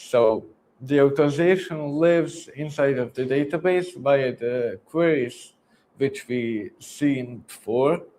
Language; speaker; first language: English; non-native, fluent; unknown